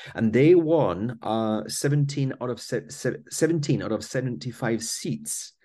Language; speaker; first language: English; non-native, fluent; French